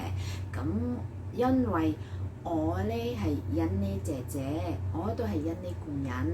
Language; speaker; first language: Cantonese; non-native, learner; Indonesian